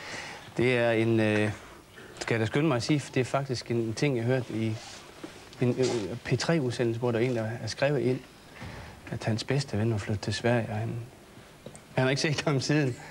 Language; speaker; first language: Danish; native; Danish